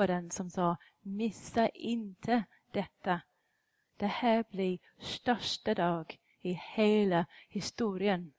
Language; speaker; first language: Swedish; non-native, fluent; English